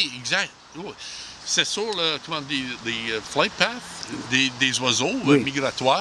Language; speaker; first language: French; non-native, local second language; English